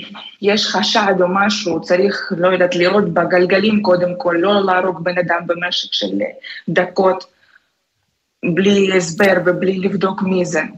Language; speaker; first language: Hebrew; non-native, fluent; Russian